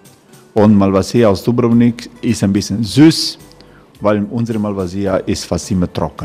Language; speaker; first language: German; non-native, learner; Croatian